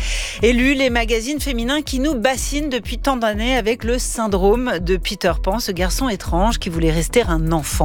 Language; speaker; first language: French; native; French